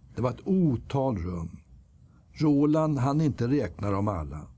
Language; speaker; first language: Swedish; native; Swedish